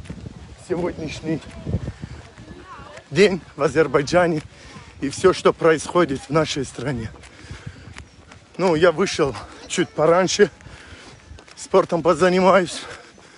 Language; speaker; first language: Russian; non-native, local second language; Azerbaijani